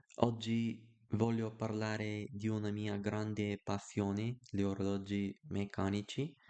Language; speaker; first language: Italian; non-native, learner; Bulgarian